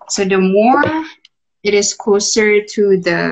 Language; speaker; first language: English; non-native, local second language; Malay